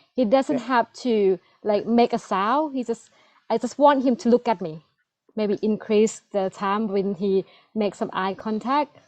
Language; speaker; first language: English; non-native, learner; Thai